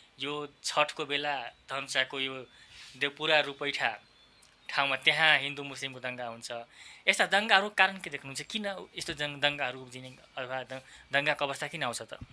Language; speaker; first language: Nepali; non-native, local second language; Maithili